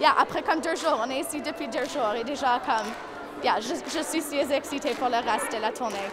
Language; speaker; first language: French; non-native, local second language; English